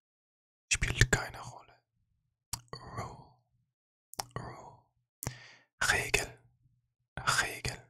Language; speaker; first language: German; non-native, learner; English